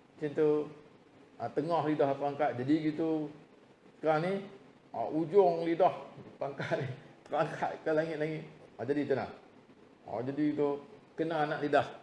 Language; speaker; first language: Malay; native; Malay